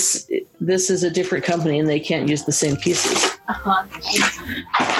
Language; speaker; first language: English; native; English